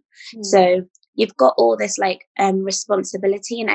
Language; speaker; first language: English; native; English